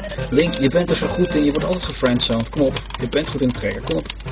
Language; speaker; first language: Dutch; native; Dutch